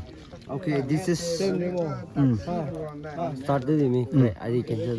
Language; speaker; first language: English; non-native, learner; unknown